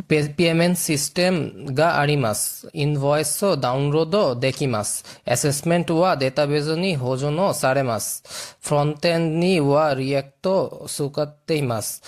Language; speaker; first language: Japanese; non-native, learner; Bangla